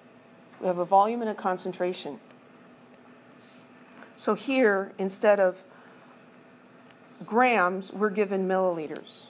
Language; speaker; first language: English; native; English